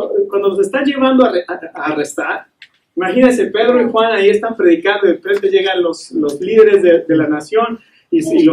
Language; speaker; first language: Spanish; native; Spanish